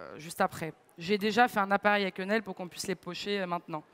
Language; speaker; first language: French; native; French